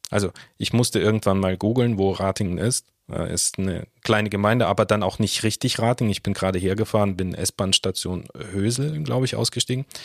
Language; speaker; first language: German; early bilingual, other home language; Russian